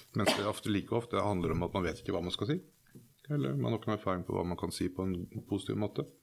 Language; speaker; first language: Norwegian; native; Norwegian